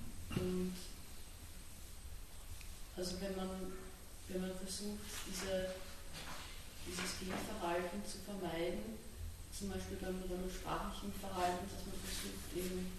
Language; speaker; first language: German; native; German